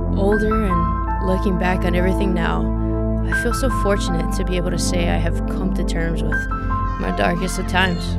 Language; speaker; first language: English; native; English